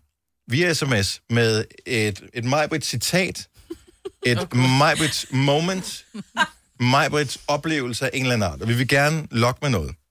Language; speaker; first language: Danish; native; Danish